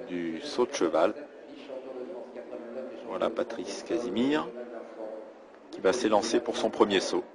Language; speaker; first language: French; native; French